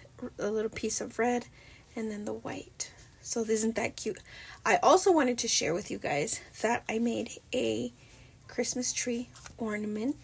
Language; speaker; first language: English; native; English